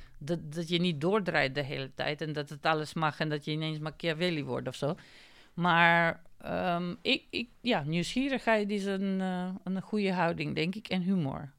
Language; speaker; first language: Dutch; non-native, fluent; Macedonian